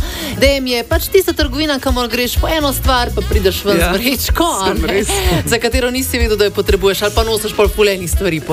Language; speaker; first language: Slovenian; native; Slovenian